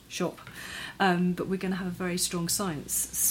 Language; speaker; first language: English; native; English